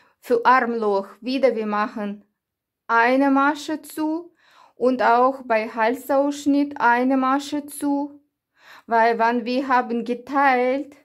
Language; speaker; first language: German; non-native, learner; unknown